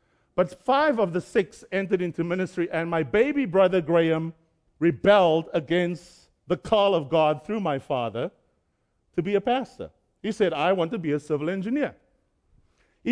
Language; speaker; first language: English; native; English